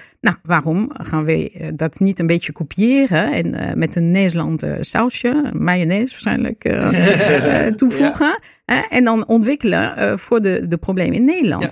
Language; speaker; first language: Dutch; non-native, fluent; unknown